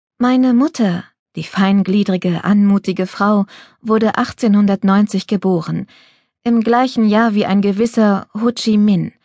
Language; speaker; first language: German; native; German